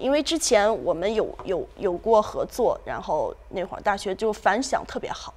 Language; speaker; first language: Chinese; native; Chinese